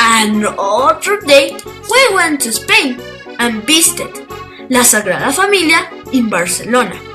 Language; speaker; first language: English; non-native, learner; Spanish